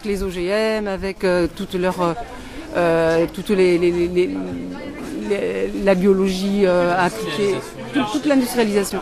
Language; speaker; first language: French; native; French